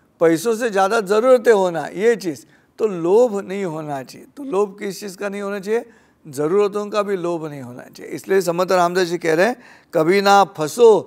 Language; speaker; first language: Hindi; non-native, local second language; Marathi